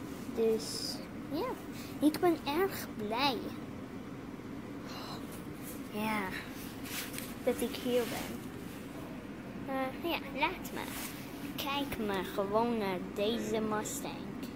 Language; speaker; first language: Dutch; non-native, learner; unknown